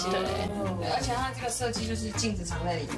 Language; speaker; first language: Chinese; native; Chinese